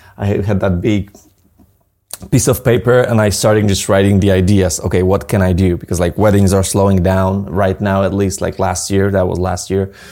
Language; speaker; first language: English; non-native, fluent; Polish